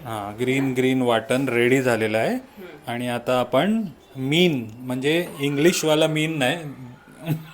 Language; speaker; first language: Marathi; native; Marathi